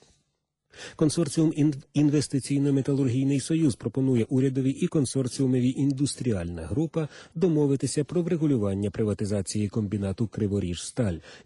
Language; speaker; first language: Ukrainian; native; Ukrainian